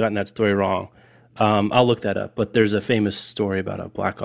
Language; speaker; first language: English; native; English